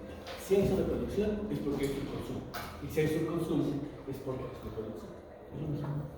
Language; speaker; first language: Spanish; native; Spanish